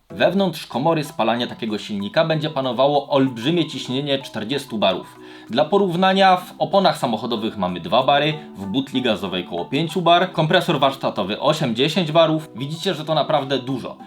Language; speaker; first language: Polish; native; Polish